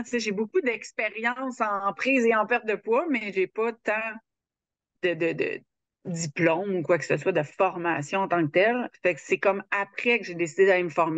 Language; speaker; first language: French; native; French